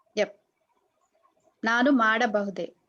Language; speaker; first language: Kannada; non-native, learner; Telugu